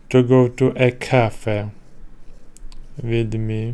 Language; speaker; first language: English; non-native, learner; Russian